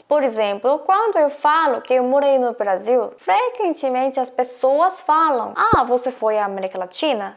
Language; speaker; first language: Portuguese; non-native, fluent; Korean